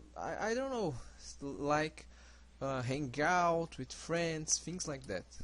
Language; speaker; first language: English; non-native, learner; Portuguese